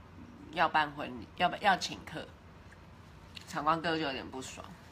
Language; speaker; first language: Chinese; native; Chinese